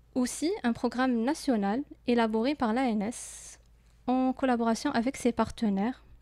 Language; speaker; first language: French; non-native, local second language; Arabic